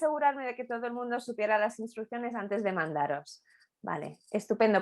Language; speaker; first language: Spanish; native; Spanish